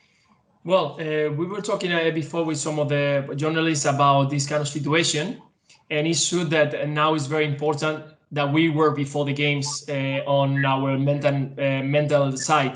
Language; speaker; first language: English; non-native, fluent; Spanish